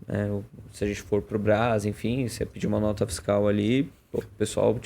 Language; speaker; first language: Portuguese; native; Portuguese